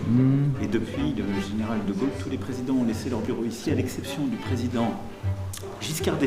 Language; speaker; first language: French; native; French